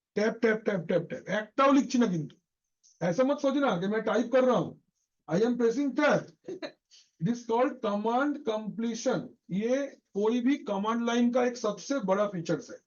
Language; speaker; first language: Hindi; non-native, local second language; Bangla